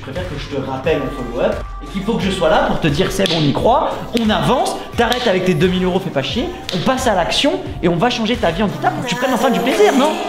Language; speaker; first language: French; native; French